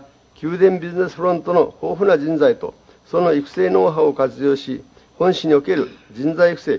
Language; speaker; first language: Japanese; native; Japanese